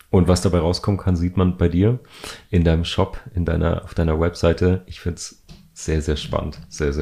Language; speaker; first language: German; native; German